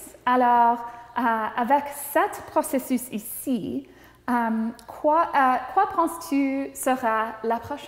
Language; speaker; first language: French; non-native, local second language; English